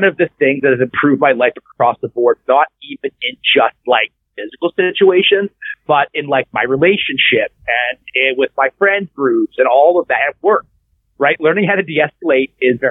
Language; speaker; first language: English; native; English